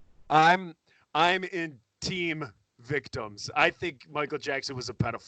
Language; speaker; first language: English; native; English